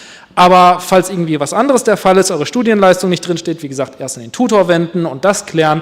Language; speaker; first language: German; native; German